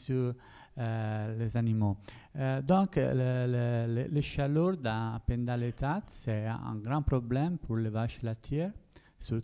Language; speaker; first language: French; non-native, learner; Italian